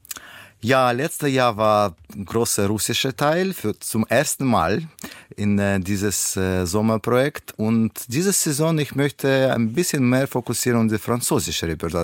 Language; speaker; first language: German; non-native, fluent; Russian